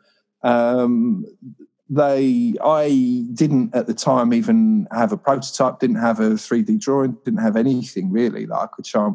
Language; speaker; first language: English; native; English